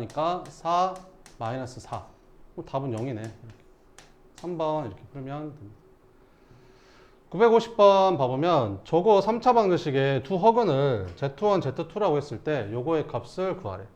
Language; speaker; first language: Korean; native; Korean